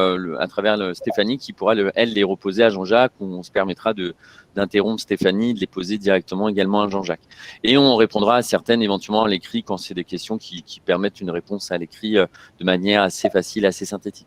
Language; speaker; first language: French; native; French